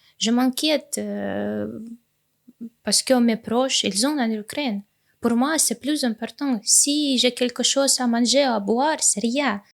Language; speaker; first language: French; non-native, learner; Ukrainian